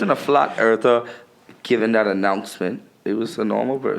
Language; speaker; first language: English; native; English